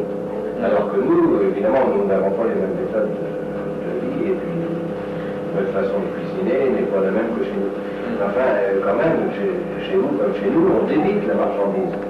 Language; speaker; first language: French; native; French